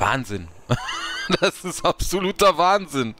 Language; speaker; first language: German; native; German